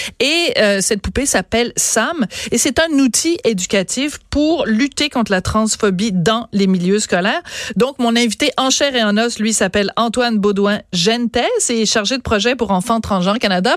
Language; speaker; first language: French; native; French